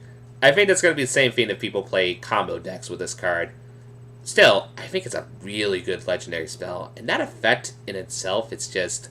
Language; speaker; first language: English; native; English